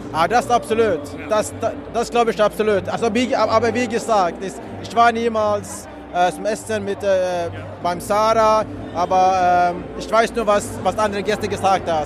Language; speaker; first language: German; non-native, fluent; Swedish